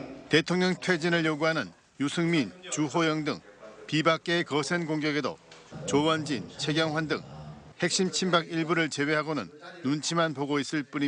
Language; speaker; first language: Korean; native; Korean